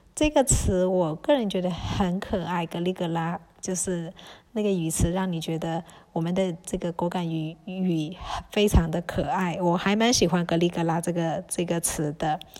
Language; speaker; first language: Chinese; early bilingual, heritage; Chinese